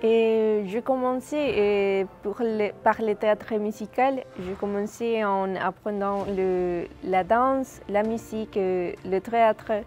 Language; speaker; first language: French; non-native, fluent; Spanish